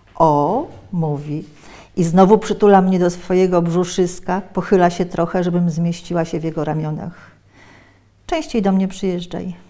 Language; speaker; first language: Polish; native; Polish